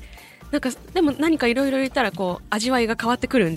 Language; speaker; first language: Japanese; native; Japanese